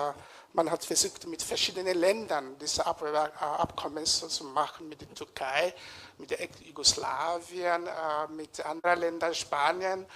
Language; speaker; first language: German; non-native, fluent; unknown